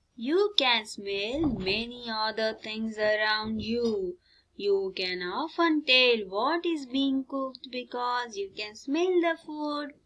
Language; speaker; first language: English; non-native, local second language; Marathi